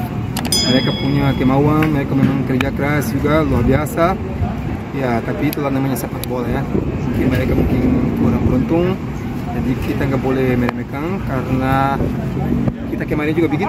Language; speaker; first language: Indonesian; non-native, fluent; Portuguese